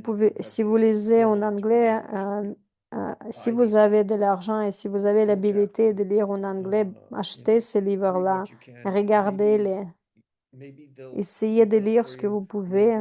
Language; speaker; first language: French; non-native, fluent; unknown